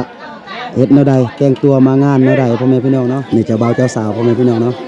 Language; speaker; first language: Thai; non-native, local second language; Lao